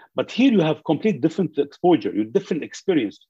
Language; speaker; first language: English; non-native, fluent; Arabic